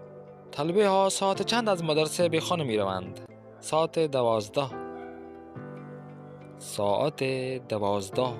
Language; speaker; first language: Persian; non-native, fluent; Urdu